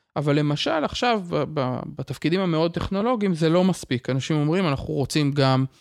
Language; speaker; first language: Hebrew; native; Hebrew